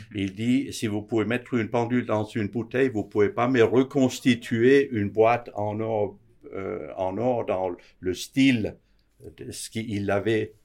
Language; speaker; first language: French; non-native, fluent; Danish